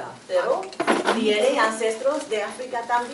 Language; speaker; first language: Spanish; non-native, learner; English